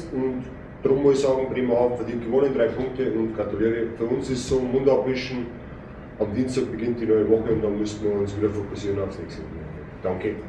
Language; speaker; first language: German; native; German